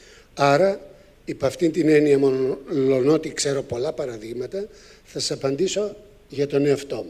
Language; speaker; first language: Greek; native; Greek